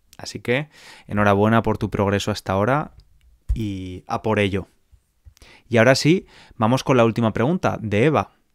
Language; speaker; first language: Spanish; native; Spanish